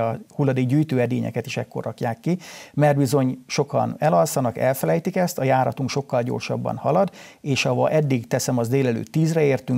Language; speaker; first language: Hungarian; native; Hungarian